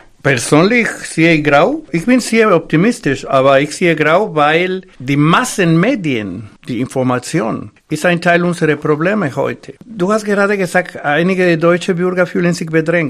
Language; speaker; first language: German; non-native, fluent; Spanish